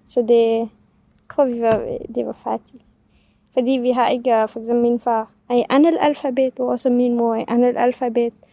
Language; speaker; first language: Danish; non-native, fluent; Kurdish